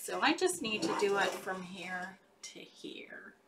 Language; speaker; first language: English; native; English